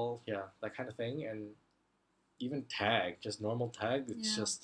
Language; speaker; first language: English; non-native, local second language; Cantonese